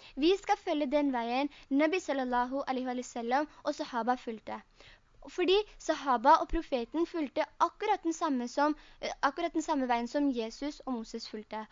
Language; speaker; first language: Norwegian; early bilingual, other home language; Urdu